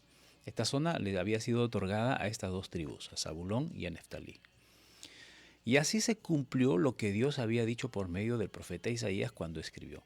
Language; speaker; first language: Spanish; native; Spanish